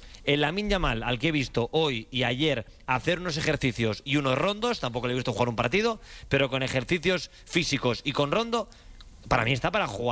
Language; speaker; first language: Spanish; native; Spanish